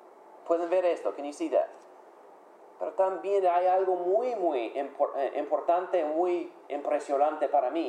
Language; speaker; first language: Spanish; non-native, fluent; English